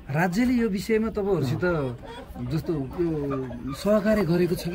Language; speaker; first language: Nepali; native; Nepali